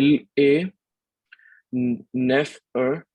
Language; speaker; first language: French; non-native, learner; Bangla